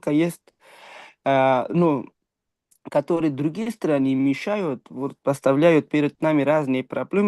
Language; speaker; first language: Russian; non-native, fluent; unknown